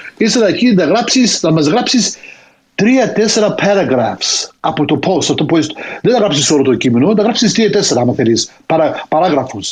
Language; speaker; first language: Greek; early bilingual, heritage; Greek